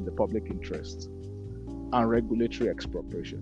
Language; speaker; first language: English; non-native, local second language; Yoruba